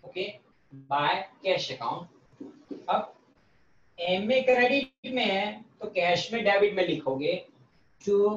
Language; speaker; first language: Hindi; non-native, local second language; Gujarati